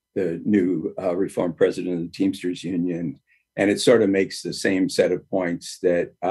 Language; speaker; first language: English; native; English